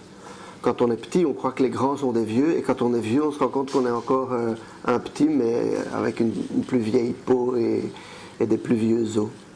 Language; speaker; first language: French; native; French